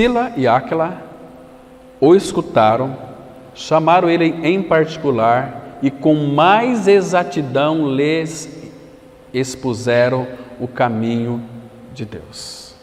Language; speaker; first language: Portuguese; native; Portuguese